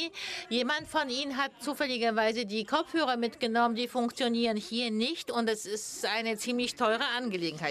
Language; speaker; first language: German; non-native, fluent; Polish